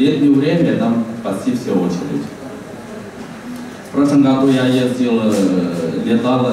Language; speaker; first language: Russian; non-native, fluent; Chinese